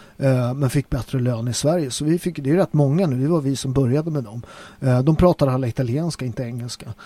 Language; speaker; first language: Swedish; native; Swedish